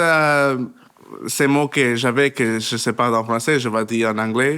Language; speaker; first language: French; non-native, learner; Spanish